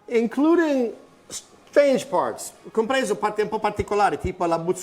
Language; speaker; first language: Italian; non-native, fluent; English